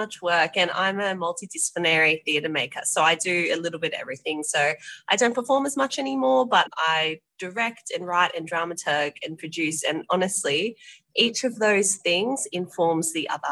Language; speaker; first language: English; native; English